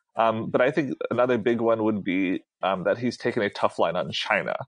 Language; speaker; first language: English; early bilingual, other home language; Hindi